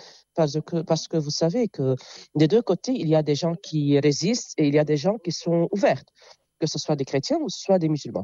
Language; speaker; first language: French; non-native, local second language; Arabic